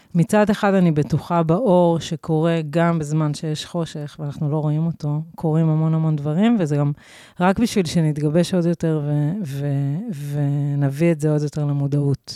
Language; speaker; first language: Hebrew; native; Hebrew